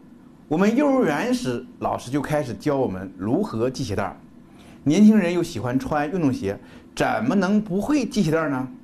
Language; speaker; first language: Chinese; native; Chinese